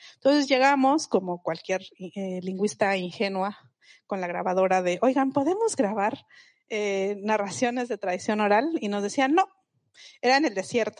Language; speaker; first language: Spanish; non-native, local second language; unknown